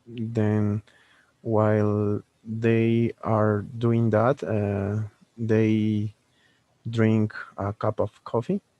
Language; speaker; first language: English; non-native, learner; Spanish